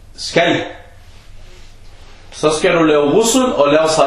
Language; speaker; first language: Danish; non-native, fluent; Arabic